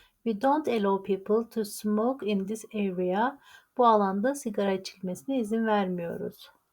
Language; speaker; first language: English; non-native, fluent; Turkish